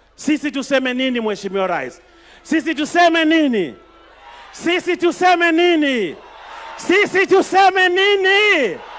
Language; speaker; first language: Swahili; native; Swahili